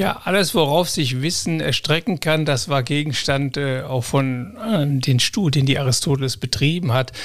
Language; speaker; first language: German; native; German